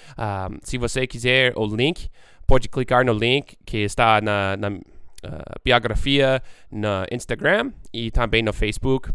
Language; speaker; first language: Portuguese; non-native, fluent; English